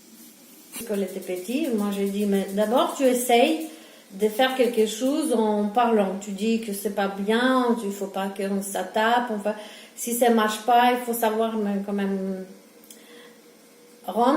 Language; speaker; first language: French; non-native, learner; Ukrainian